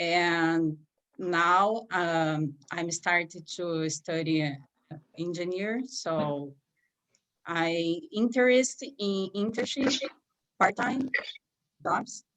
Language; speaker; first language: English; non-native, learner; Portuguese